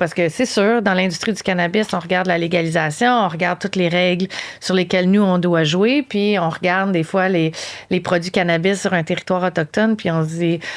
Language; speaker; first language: French; native; French